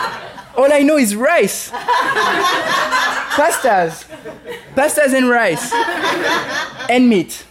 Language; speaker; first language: English; non-native, fluent; French